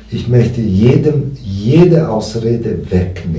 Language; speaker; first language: German; non-native, fluent; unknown